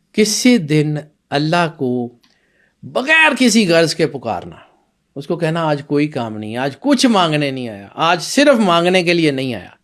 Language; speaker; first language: Urdu; non-native, local second language; Punjabi